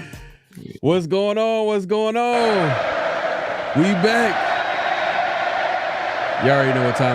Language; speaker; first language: English; native; English